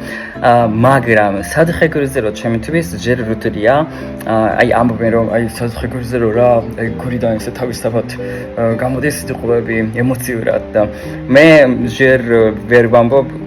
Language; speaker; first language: Georgian; non-native, fluent; Japanese